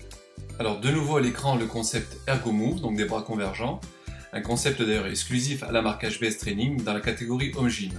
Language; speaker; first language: French; native; French